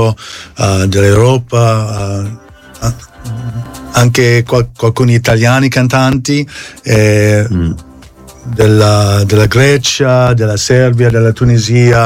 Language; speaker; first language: Italian; non-native, fluent; English